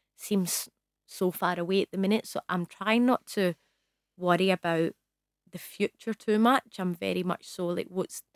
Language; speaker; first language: English; native; English